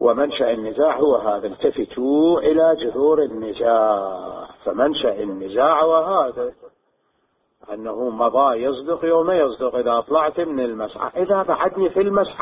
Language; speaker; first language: Arabic; native; Arabic